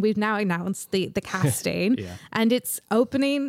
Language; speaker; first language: English; native; English